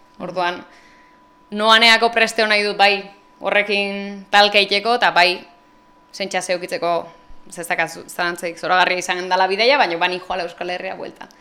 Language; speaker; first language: Basque; native; Basque